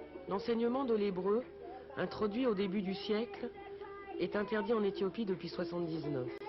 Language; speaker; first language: French; native; French